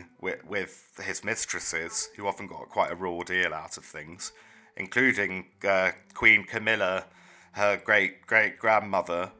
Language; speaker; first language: English; native; English